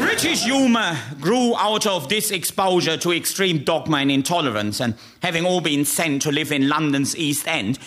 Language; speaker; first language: English; non-native, fluent; German